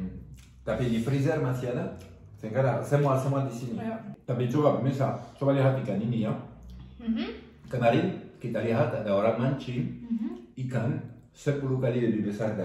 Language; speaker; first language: Indonesian; non-native, learner; French